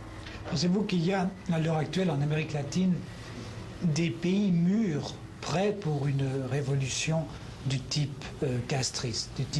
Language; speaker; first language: French; native; French